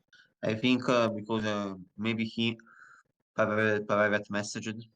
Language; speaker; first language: English; non-native, learner; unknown